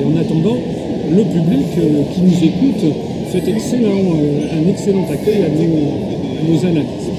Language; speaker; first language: French; native; French